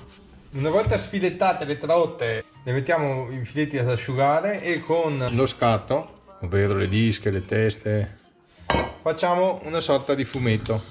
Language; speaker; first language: Italian; native; Italian